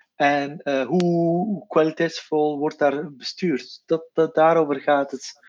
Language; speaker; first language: Dutch; non-native, local second language; Turkish